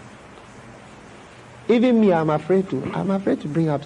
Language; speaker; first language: English; native; English